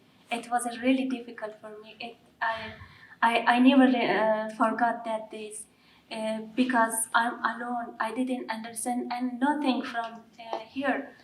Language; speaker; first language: English; non-native, learner; Persian